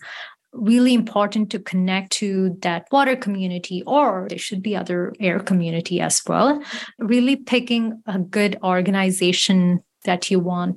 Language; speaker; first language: English; non-native, local second language; Tamil